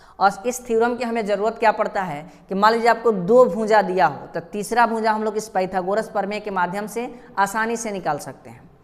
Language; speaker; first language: Hindi; native; Hindi